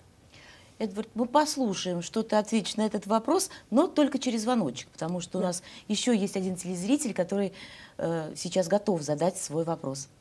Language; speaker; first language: Russian; native; Russian